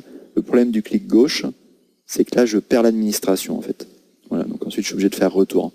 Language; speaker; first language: French; native; French